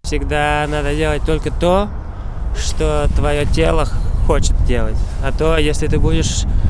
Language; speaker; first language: Russian; non-native, local second language; Latvian